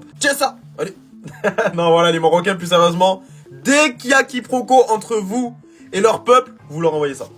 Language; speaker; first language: French; native; French